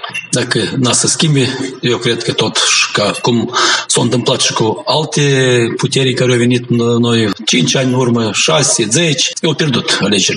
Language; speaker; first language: Romanian; non-native, local second language; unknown